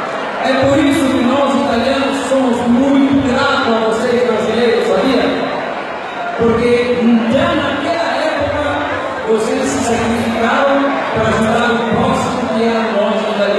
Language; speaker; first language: Portuguese; non-native, fluent; Italian